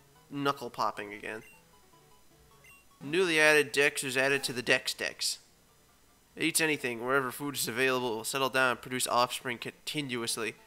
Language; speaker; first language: English; native; English